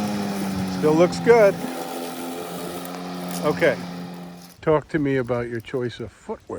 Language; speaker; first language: English; native; English